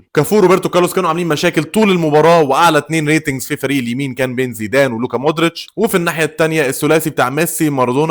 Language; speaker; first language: Arabic; native; Arabic